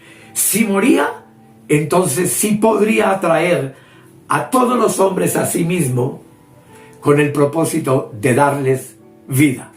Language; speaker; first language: Spanish; native; Spanish